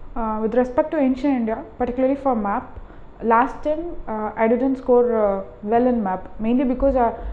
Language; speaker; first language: English; non-native, local second language; Tamil